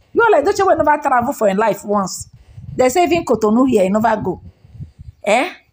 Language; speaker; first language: Nigerian Pidgin; non-native, local second language; Igbo